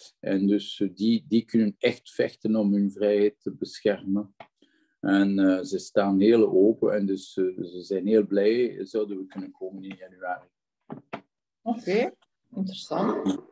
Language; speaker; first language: Dutch; non-native, local second language; French